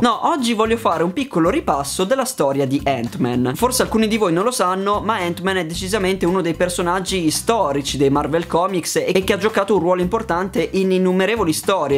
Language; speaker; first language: Italian; native; Italian